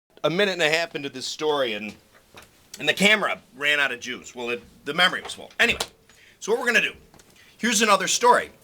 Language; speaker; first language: English; native; English